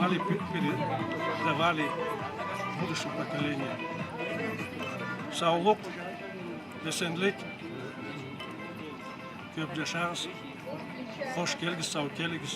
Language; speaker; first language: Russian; non-native, local second language; Karachay-Balkar